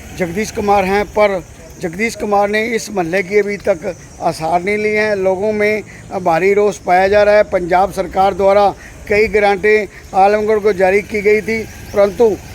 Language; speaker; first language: Hindi; non-native, local second language; Punjabi